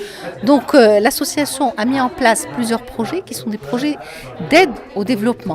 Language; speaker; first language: French; non-native, local second language; Arabic